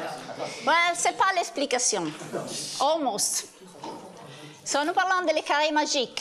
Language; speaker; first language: French; non-native, learner; Italian